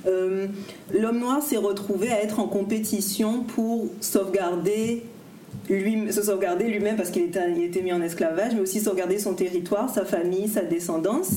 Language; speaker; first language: French; native; French